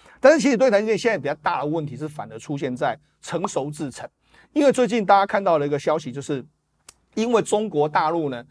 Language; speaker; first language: Chinese; native; Chinese